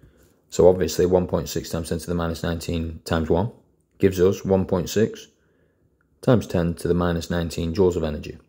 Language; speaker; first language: English; native; English